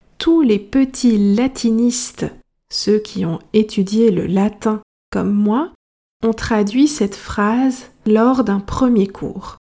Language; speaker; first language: French; native; French